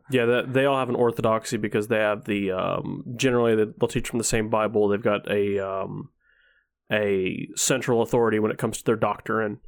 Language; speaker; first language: English; early bilingual, other home language; Danish